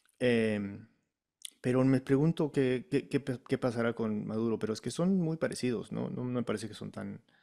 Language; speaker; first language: Spanish; early bilingual, heritage; Spanish